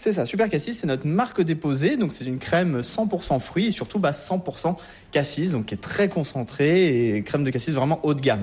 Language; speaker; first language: French; native; French